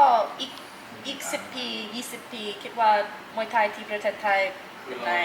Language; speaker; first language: Thai; non-native, learner; English